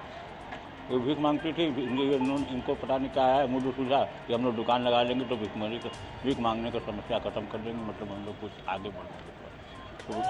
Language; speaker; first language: Hindi; native; Hindi